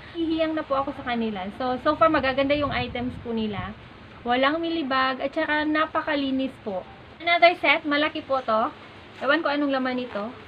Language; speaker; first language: Filipino; non-native, local second language; Cebuano